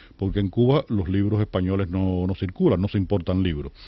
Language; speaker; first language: Spanish; native; Spanish